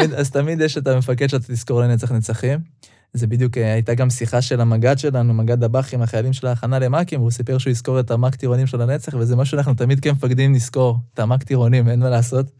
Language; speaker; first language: Hebrew; early bilingual, other home language; Russian